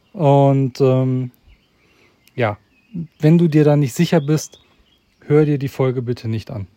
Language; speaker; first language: German; native; German